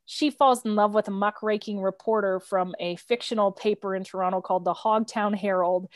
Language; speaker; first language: English; native; English